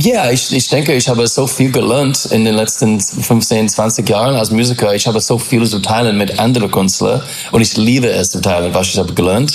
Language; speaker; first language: German; non-native, learner; English